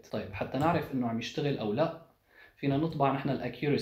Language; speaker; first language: Arabic; native; Arabic